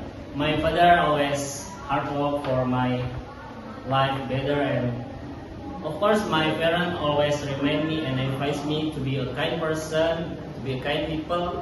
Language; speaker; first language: English; non-native, learner; Indonesian